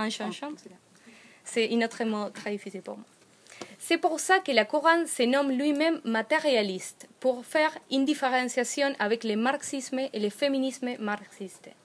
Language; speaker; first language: French; non-native, fluent; Spanish